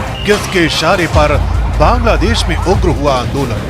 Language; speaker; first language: Hindi; native; Hindi